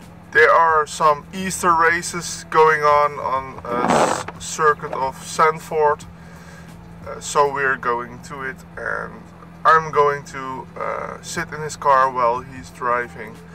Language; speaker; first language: English; non-native, fluent; Dutch